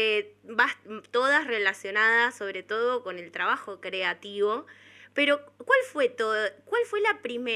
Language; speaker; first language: Spanish; native; Spanish